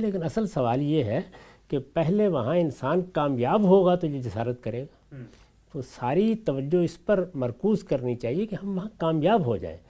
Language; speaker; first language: Urdu; non-native, local second language; Punjabi